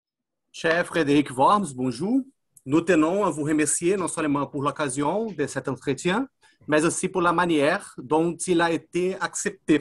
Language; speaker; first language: French; non-native, fluent; Portuguese